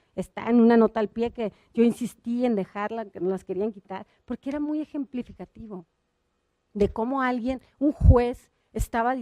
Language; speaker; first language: Spanish; native; Spanish